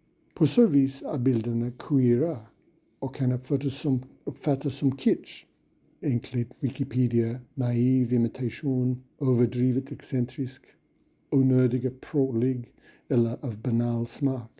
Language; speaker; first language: Swedish; non-native, fluent; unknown